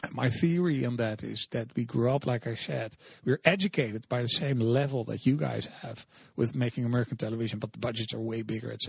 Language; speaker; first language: English; non-native, fluent; Dutch